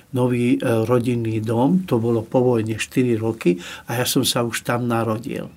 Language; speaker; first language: Slovak; non-native, local second language; Hungarian